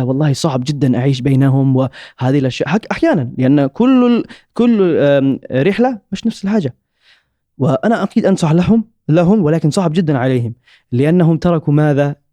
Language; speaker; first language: Arabic; non-native, learner; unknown